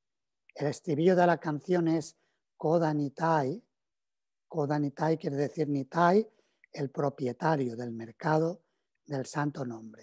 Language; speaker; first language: Spanish; native; Spanish